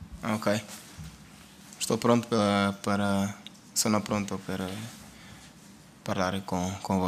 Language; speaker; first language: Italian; non-native, learner; Portuguese